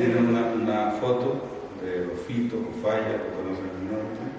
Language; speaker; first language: Spanish; native; Spanish